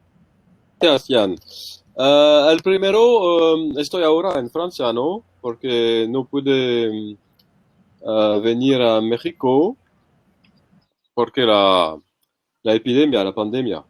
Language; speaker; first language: Spanish; non-native, learner; French